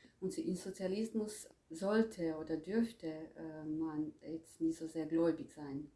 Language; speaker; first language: German; non-native, fluent; Croatian